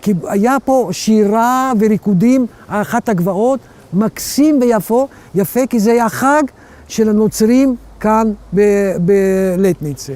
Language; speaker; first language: Hebrew; early bilingual, other home language; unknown